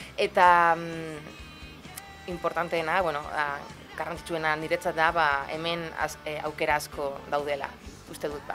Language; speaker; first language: Basque; non-native, local second language; Spanish